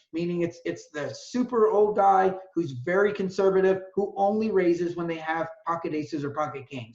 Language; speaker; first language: English; native; English